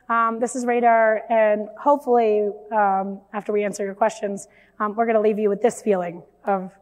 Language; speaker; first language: English; native; English